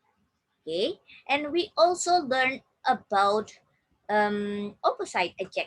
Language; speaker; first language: English; non-native, fluent; Indonesian